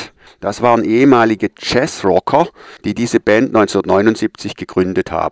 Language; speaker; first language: German; native; German